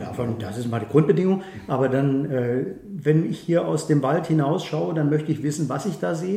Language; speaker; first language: German; native; German